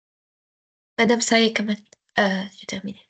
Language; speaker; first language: French; non-native, learner; Arabic